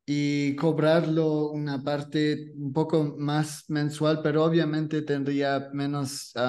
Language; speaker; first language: Spanish; non-native, learner; French